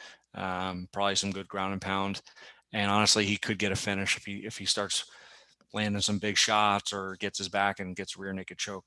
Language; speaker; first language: English; native; English